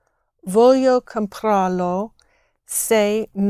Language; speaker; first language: Italian; non-native, learner; English